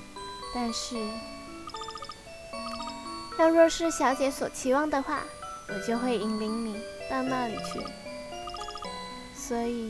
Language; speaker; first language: Chinese; native; Chinese